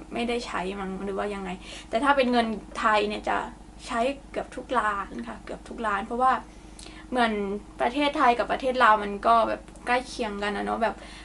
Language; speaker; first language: Thai; native; Thai